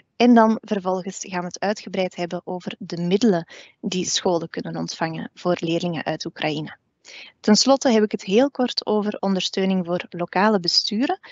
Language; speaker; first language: Dutch; native; Dutch